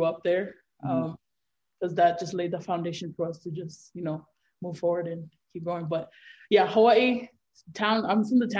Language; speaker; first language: English; native; English